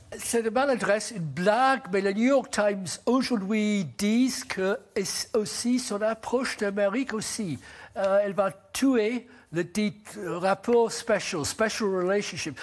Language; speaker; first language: French; non-native, fluent; English